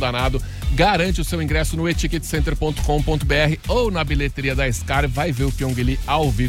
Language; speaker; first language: Portuguese; native; Portuguese